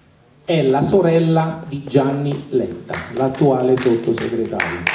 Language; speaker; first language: Italian; native; Italian